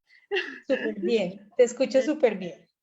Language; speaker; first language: Spanish; native; Spanish